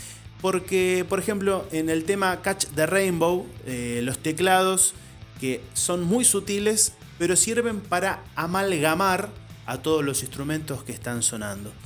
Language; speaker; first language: Spanish; native; Spanish